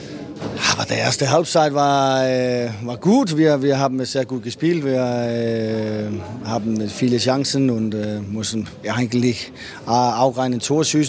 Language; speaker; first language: German; non-native, fluent; Danish